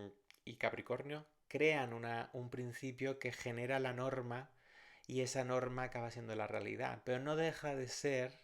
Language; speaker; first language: Spanish; native; Spanish